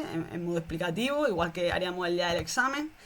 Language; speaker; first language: Spanish; native; Spanish